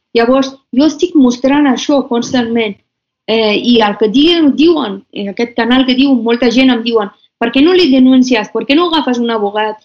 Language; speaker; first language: Catalan; non-native, fluent; Persian